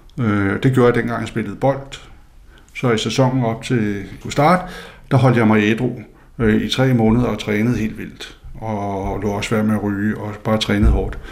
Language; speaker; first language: Danish; non-native, local second language; Faroese